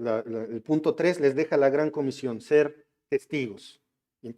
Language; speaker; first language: Spanish; native; Spanish